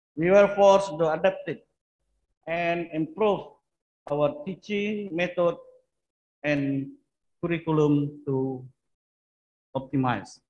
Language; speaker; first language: English; non-native, fluent; Indonesian